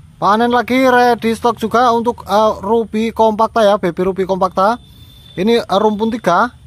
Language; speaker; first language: Indonesian; native; Indonesian